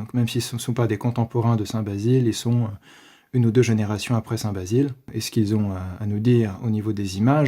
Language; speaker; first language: French; native; French